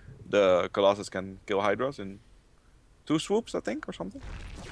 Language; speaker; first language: English; non-native, fluent; Dutch